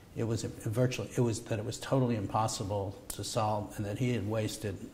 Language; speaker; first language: English; native; English